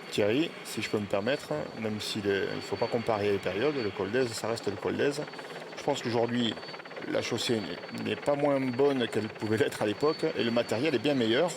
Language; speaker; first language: French; native; French